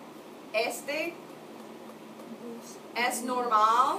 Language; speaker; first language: Spanish; non-native, fluent; English